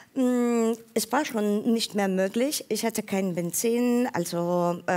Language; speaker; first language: German; non-native, fluent; Ukrainian